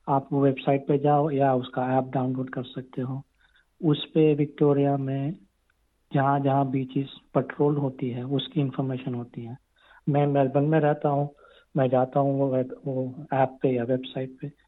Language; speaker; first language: Hindi; non-native, local second language; Gujarati